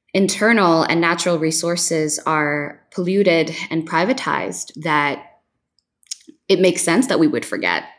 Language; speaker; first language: English; non-native, local second language; Filipino